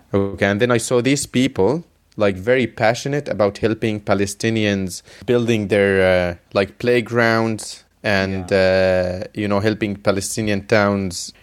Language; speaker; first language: English; non-native, fluent; Arabic